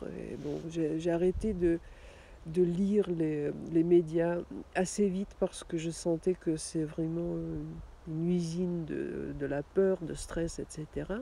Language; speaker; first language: French; non-native, fluent; Russian